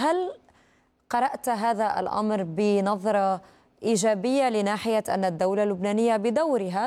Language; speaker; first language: Arabic; native; Arabic